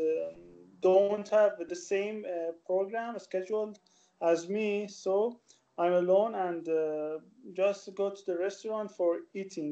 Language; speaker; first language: English; non-native, learner; Persian